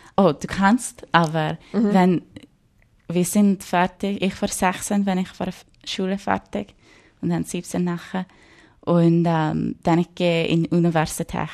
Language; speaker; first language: German; non-native, learner; English